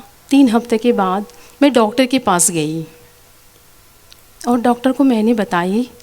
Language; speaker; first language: Hindi; non-native, local second language; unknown